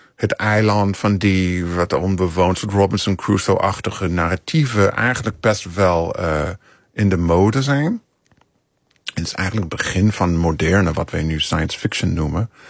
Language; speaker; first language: Dutch; non-native, fluent; English